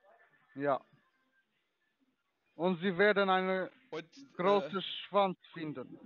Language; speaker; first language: German; non-native, learner; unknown